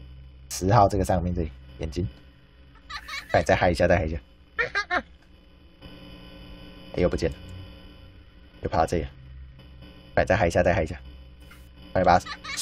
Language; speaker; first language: Chinese; native; Chinese